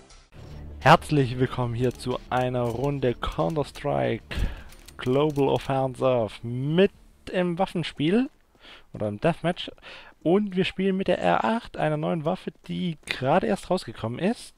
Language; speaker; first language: German; native; German